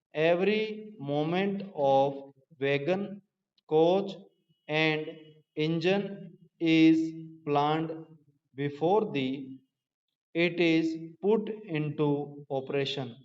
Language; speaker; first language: English; non-native, local second language; Hindi